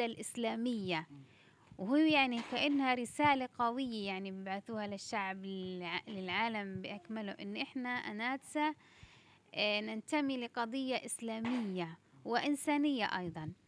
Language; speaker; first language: Arabic; native; Arabic